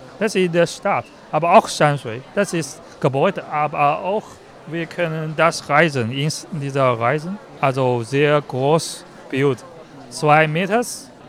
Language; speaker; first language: German; non-native, learner; Chinese